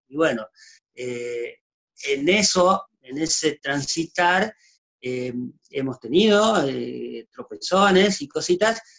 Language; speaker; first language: Spanish; native; Spanish